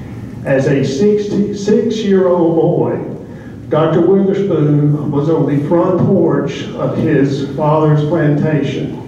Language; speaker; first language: English; native; English